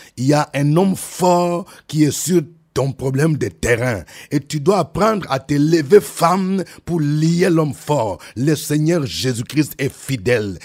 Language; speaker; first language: French; non-native, local second language; Lingala